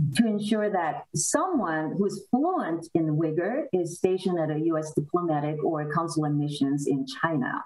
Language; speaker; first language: English; non-native, fluent; Korean